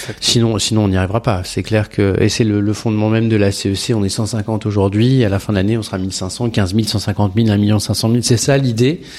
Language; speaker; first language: French; native; French